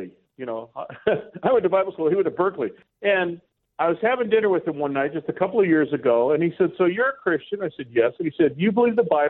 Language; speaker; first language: English; native; English